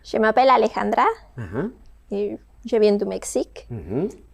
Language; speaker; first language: French; non-native, fluent; Spanish